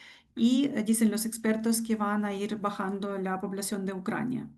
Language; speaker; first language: Spanish; non-native, fluent; Ukrainian